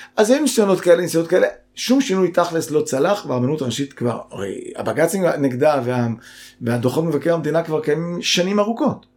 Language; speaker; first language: Hebrew; native; Hebrew